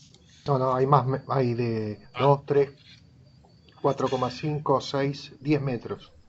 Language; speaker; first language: Spanish; native; Spanish